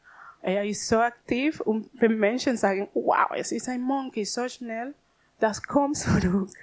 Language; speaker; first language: German; non-native, learner; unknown